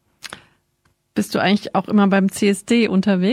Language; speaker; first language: German; native; German